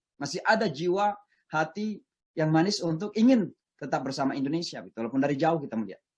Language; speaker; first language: Indonesian; non-native, local second language; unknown